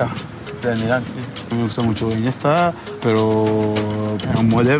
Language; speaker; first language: Spanish; non-native, learner; French